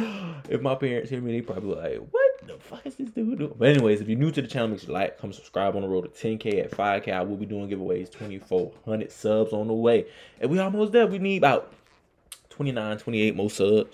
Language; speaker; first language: English; native; English